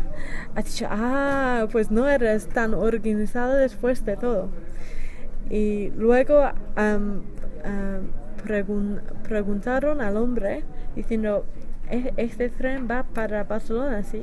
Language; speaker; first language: Spanish; non-native, learner; English